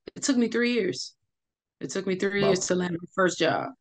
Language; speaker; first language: English; native; English